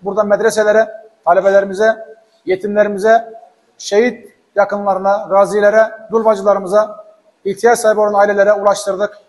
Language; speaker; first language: Turkish; non-native, fluent; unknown